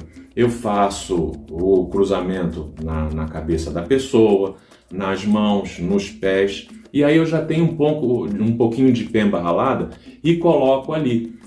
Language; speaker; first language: Portuguese; native; Portuguese